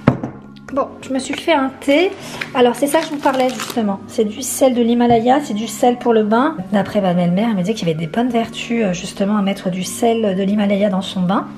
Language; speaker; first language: French; native; French